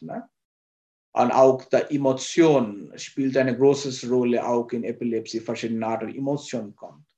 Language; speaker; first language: German; non-native, learner; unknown